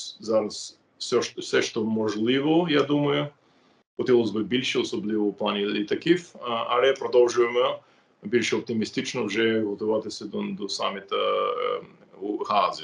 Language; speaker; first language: Ukrainian; non-native, fluent; English